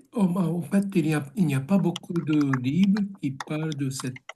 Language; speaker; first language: French; non-native, learner; Japanese